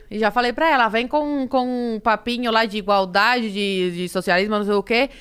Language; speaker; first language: Portuguese; early bilingual, other home language; Spanish